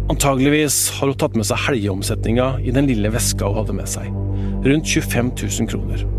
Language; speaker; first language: Norwegian; native; Norwegian